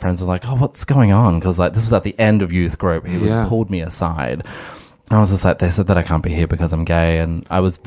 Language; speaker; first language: English; native; English